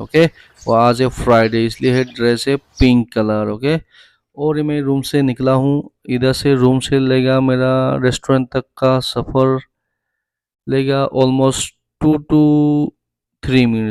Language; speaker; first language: Hindi; non-native, local second language; Assamese